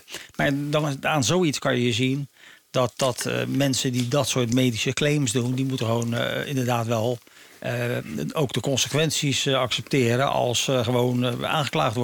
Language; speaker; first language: Dutch; native; Dutch